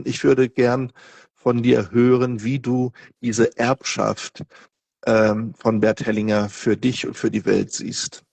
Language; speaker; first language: German; non-native, fluent; Portuguese